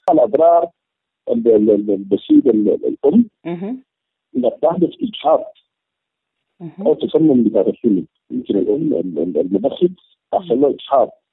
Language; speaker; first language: Arabic; native; Arabic